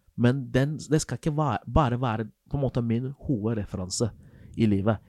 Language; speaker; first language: Norwegian; non-native, fluent; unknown